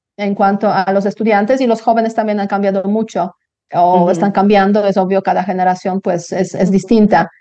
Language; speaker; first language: Spanish; non-native, fluent; Polish